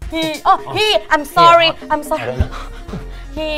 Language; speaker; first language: English; non-native, learner; Thai